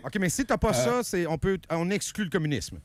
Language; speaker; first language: French; native; French